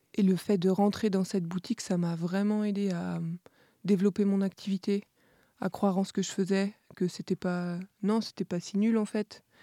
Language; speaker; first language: French; native; French